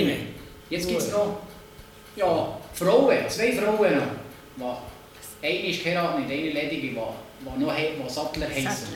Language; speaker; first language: German; native; German